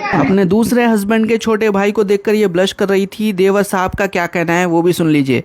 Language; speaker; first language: Hindi; native; Hindi